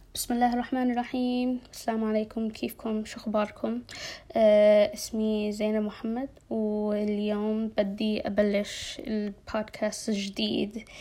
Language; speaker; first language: Arabic; non-native, learner; Somali